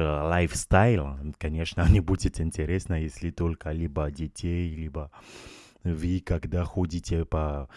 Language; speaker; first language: Russian; non-native, learner; French